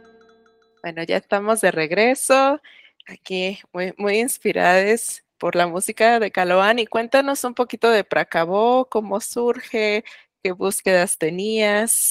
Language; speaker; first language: Spanish; native; Spanish